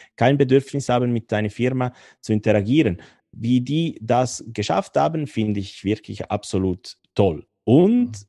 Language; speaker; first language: German; non-native, fluent; Italian